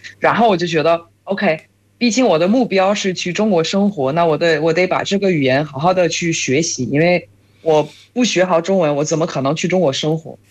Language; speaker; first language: Chinese; non-native, fluent; French